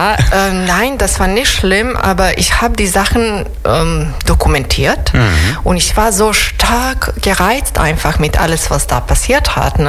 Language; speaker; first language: German; non-native, fluent; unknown